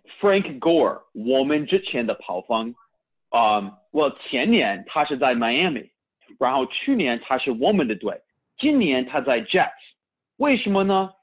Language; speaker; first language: Chinese; early bilingual, heritage; Chinese